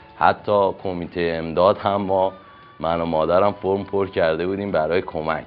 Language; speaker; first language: Persian; native; Persian